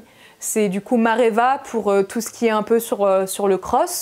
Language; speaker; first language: French; native; French